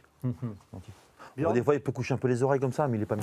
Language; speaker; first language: French; native; French